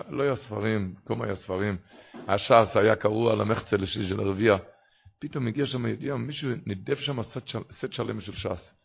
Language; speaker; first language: Hebrew; non-native, local second language; Yiddish